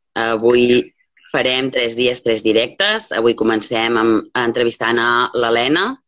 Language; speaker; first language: Catalan; native; Catalan